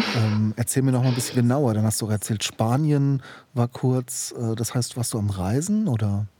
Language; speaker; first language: German; native; German